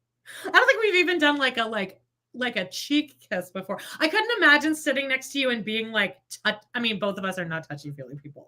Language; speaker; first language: English; native; English